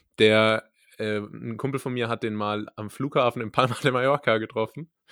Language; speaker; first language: German; native; German